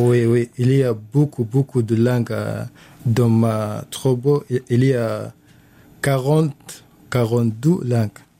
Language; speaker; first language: French; non-native, learner; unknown